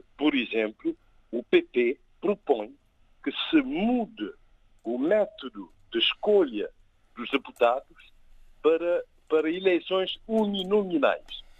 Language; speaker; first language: Portuguese; non-native, local second language; Kabuverdianu